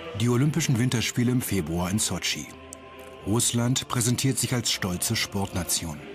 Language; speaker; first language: German; native; German